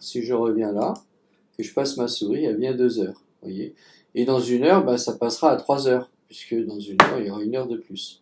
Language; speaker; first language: French; native; French